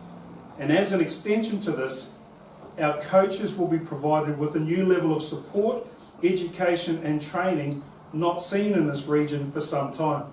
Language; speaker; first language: English; native; English